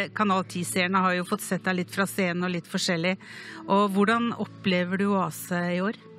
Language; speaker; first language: Norwegian; native; Norwegian